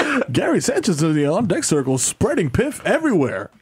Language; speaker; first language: English; early bilingual, other home language; Spanish